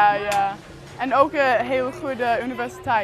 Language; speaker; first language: Dutch; non-native, learner; English